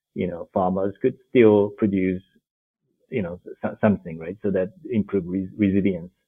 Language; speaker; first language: English; non-native, fluent; Japanese